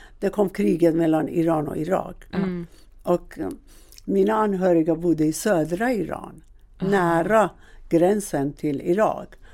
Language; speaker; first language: Swedish; non-native, fluent; Persian